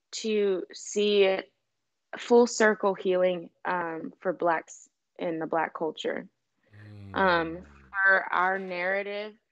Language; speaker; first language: English; native; English